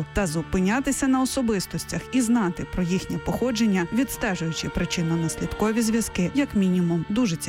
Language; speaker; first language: Ukrainian; native; Ukrainian